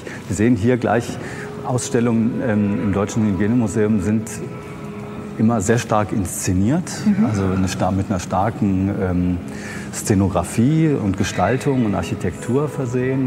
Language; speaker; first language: German; native; German